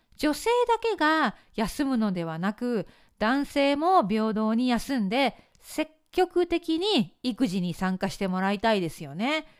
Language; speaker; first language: Japanese; native; Japanese